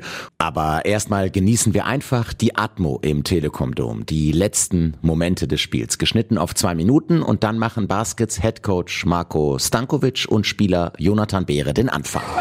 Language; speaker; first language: German; native; German